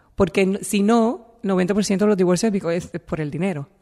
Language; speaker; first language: Spanish; native; Spanish